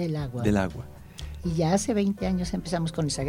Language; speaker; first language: Spanish; native; Spanish